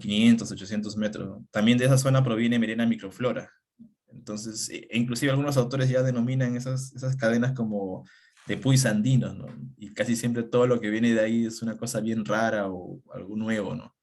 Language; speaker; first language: Spanish; native; Spanish